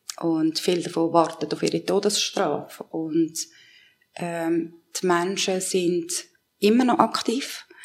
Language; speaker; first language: German; early bilingual, other home language; Persian